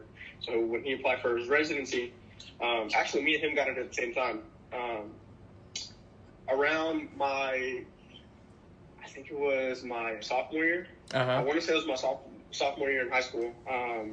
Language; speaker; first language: English; native; English